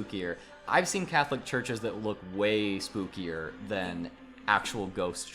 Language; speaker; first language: English; native; English